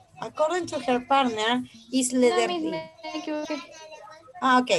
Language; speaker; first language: English; non-native, fluent; Spanish